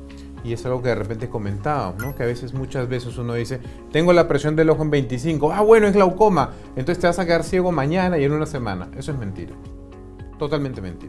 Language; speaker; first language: Spanish; native; Spanish